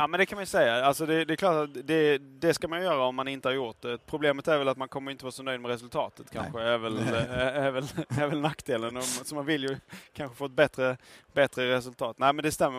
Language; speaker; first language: Swedish; native; Swedish